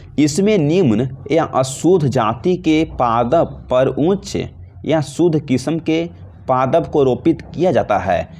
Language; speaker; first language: Hindi; native; Hindi